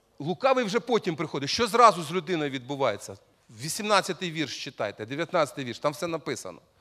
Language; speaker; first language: Ukrainian; non-native, local second language; Russian